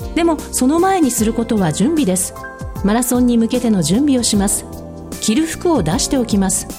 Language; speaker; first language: Japanese; non-native, fluent; English